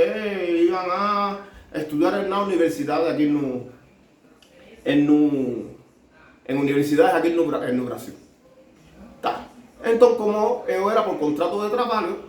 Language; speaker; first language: Portuguese; non-native, learner; Spanish